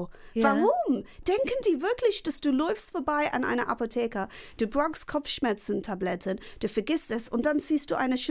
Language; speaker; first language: German; non-native, fluent; English